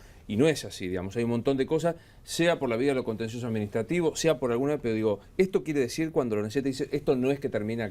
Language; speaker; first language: Spanish; native; Spanish